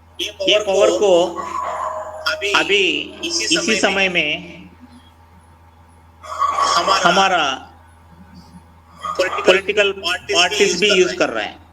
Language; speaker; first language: Hindi; non-native, local second language; Telugu